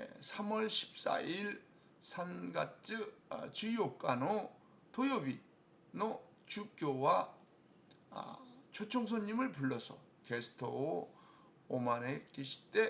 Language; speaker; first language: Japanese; non-native, fluent; Korean